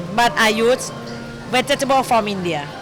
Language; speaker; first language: English; non-native, learner; Thai